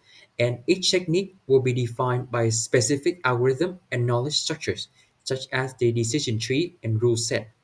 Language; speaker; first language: English; non-native, learner; Vietnamese